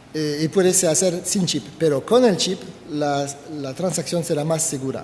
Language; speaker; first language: Spanish; non-native, fluent; French